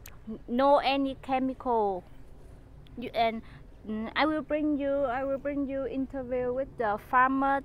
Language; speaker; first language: English; non-native, fluent; Vietnamese